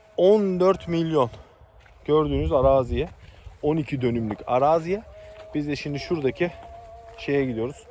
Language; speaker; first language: Turkish; early bilingual, heritage; Turkish